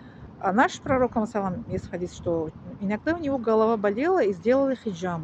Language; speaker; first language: Russian; non-native, learner; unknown